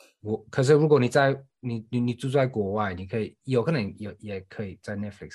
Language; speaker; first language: Chinese; non-native, fluent; English